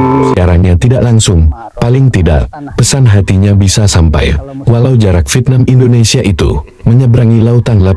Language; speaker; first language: Indonesian; native; Indonesian